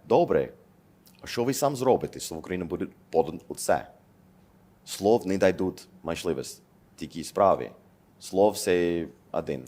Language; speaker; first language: Ukrainian; non-native, learner; English